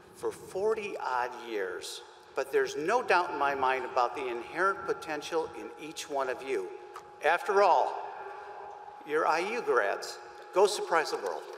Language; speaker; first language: English; native; English